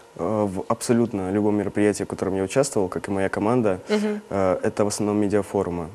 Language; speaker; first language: Russian; native; Russian